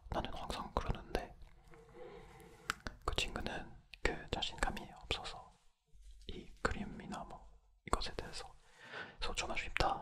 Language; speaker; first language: Korean; non-native, fluent; French